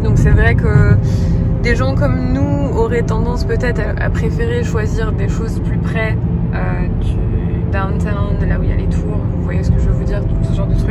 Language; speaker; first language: French; native; French